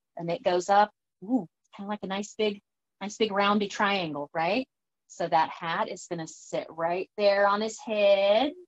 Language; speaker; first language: English; native; English